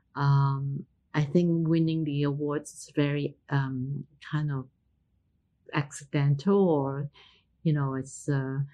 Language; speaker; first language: English; non-native, local second language; Cantonese